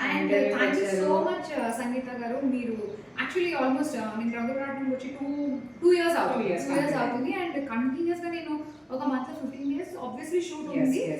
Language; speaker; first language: Telugu; non-native, local second language; Kannada